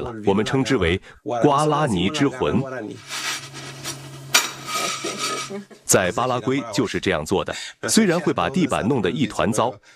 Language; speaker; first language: Chinese; non-native, fluent; Guarani